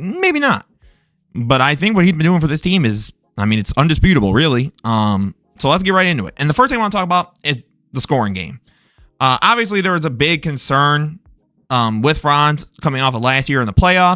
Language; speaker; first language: English; native; English